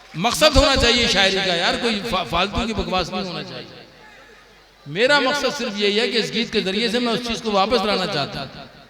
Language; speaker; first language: Hindi; native; Hindi